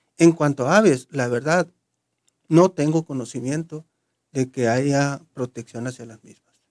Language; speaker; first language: Spanish; native; Spanish